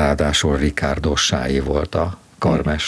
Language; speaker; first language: Hungarian; native; Hungarian